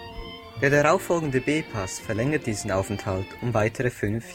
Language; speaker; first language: German; native; German